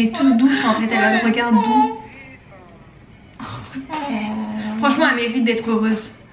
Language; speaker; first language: French; native; French